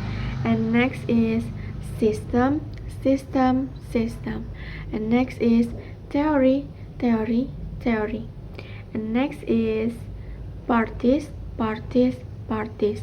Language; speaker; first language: English; non-native, learner; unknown